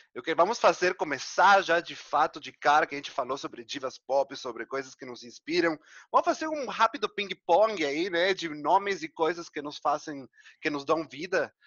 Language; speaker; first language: Portuguese; non-native, fluent; Spanish